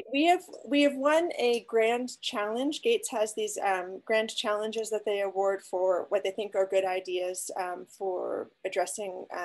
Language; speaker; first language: English; native; English